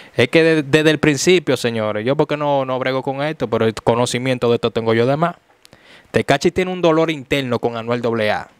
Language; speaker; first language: Spanish; native; Spanish